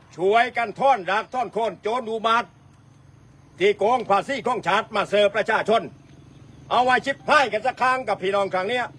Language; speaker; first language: Thai; native; Thai